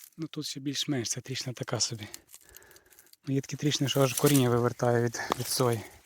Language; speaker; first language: Ukrainian; native; Ukrainian